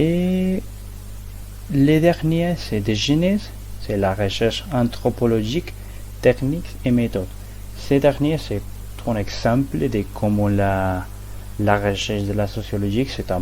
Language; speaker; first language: French; non-native, learner; Spanish